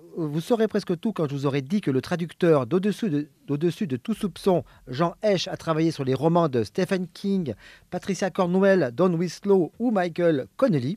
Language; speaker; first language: French; native; French